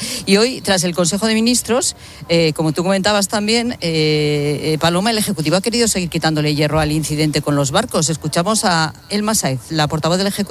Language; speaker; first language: Spanish; native; Spanish